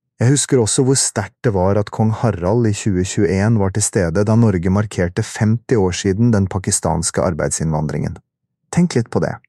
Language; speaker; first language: Norwegian; early bilingual, other home language; Urdu